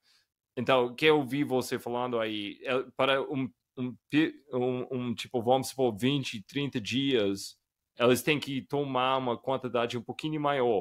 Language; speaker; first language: Portuguese; non-native, fluent; English